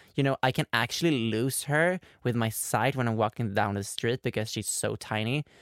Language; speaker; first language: English; non-native, fluent; Swedish